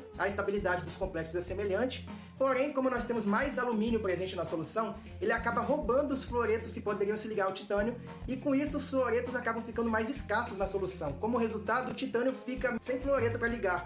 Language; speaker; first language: Portuguese; native; Portuguese